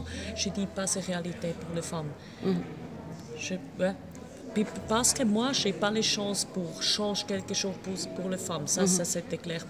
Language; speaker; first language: French; non-native, local second language; German